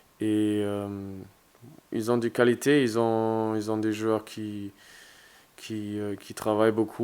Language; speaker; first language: French; non-native, fluent; German